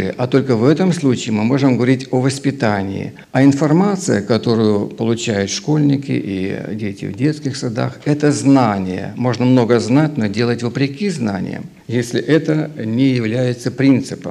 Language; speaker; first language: Russian; native; Russian